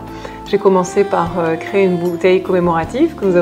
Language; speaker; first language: French; native; French